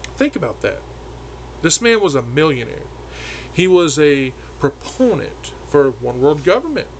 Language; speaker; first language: English; native; English